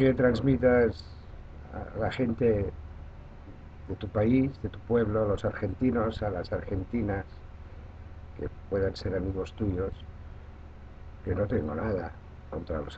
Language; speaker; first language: Spanish; non-native, local second language; Catalan